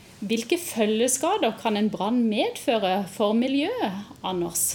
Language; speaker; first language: Norwegian; native; Norwegian